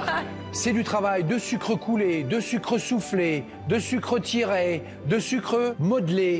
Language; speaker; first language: French; native; French